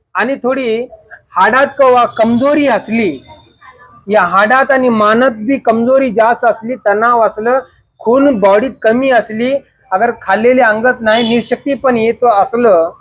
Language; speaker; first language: Marathi; non-native, fluent; Telugu